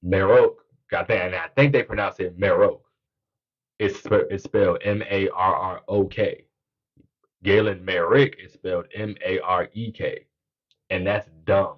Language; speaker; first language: English; native; English